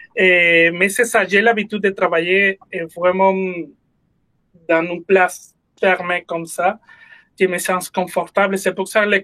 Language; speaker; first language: French; non-native, fluent; Spanish